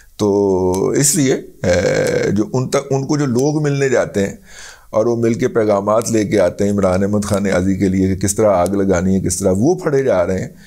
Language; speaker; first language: Urdu; non-native, local second language; Punjabi